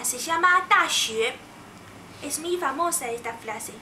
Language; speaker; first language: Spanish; non-native, fluent; Chinese